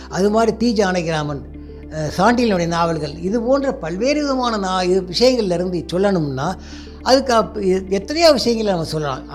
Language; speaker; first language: Tamil; native; Tamil